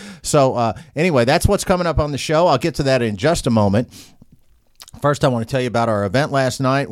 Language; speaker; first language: English; native; English